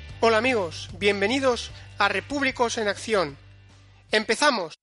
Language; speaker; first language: Spanish; native; Spanish